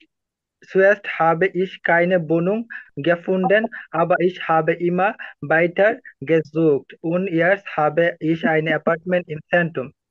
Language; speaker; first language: German; non-native, learner; Bangla